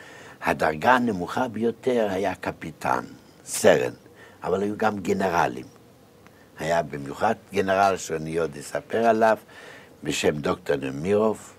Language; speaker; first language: Hebrew; non-native, fluent; Yiddish